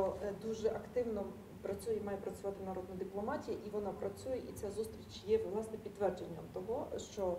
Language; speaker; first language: Ukrainian; non-native, fluent; Georgian